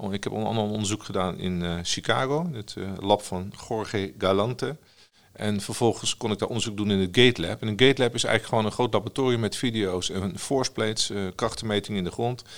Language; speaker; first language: Dutch; native; Dutch